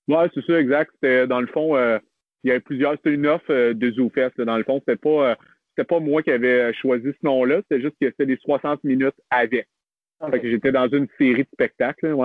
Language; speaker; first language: French; native; French